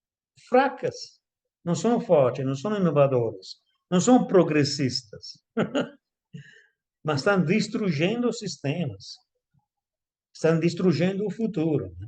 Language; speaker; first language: Portuguese; non-native, fluent; Italian